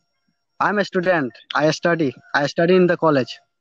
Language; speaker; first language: English; non-native, learner; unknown